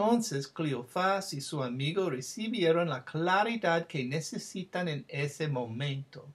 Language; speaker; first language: Spanish; non-native, fluent; English